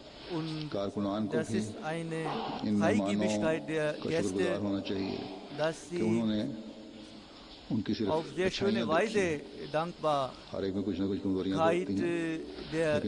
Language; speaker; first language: German; non-native, fluent; Urdu